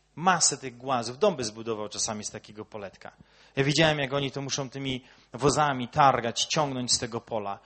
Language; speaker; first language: Polish; early bilingual, heritage; Polish